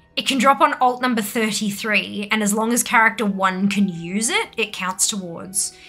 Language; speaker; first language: English; native; English